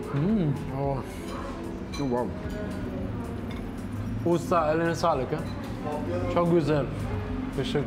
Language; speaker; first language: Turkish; non-native, learner; Italian